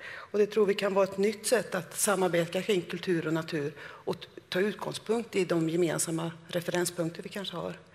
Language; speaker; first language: Swedish; native; Swedish